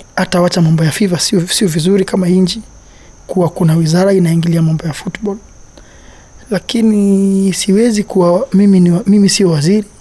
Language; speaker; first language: Swahili; native; Swahili